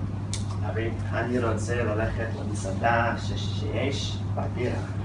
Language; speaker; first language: Hebrew; non-native, learner; English